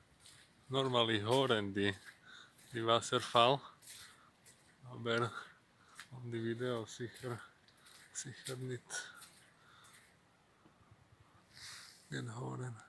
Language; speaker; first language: German; non-native, learner; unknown